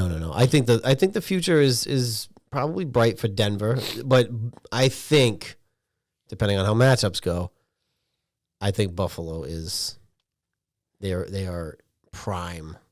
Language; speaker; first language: English; native; English